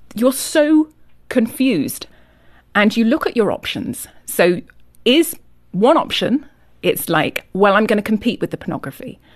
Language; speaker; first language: English; native; English